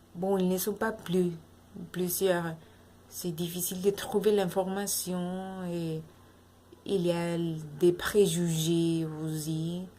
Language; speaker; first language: French; non-native, learner; Spanish